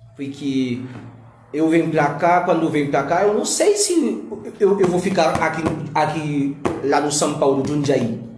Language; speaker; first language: Portuguese; non-native, learner; Haitian Creole